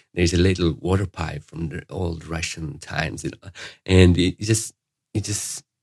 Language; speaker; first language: English; non-native, fluent; Arabic